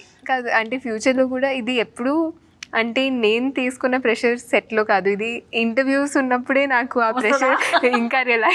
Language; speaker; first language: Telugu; non-native, fluent; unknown